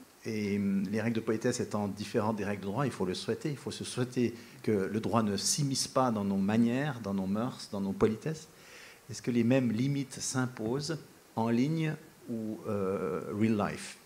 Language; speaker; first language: French; native; French